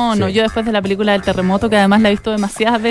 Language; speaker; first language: Spanish; native; Spanish